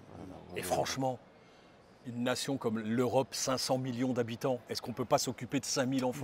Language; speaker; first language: French; native; French